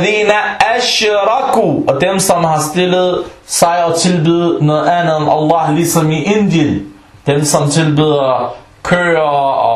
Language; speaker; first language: Danish; non-native, fluent; Arabic